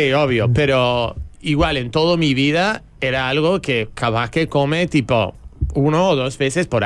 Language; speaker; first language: Spanish; non-native, fluent; English